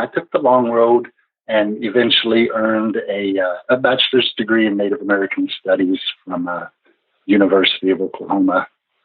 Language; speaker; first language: English; native; English